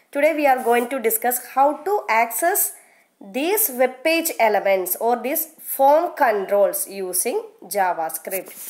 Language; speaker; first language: English; non-native, local second language; Malayalam